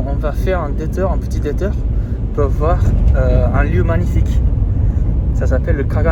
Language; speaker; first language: French; non-native, fluent; Japanese